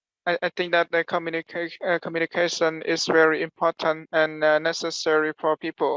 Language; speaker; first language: English; non-native, learner; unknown